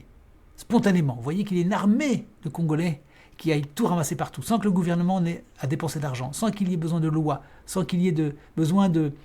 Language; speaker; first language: French; native; French